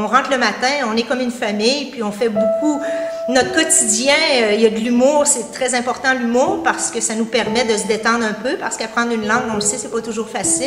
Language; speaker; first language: French; native; French